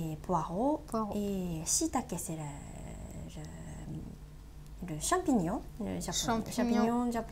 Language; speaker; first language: French; non-native, learner; Japanese